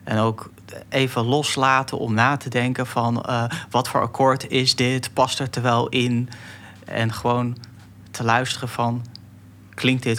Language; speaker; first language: Dutch; native; Dutch